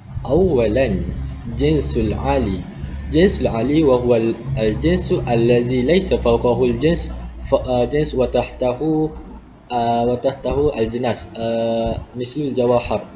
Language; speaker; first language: Arabic; non-native, learner; Malay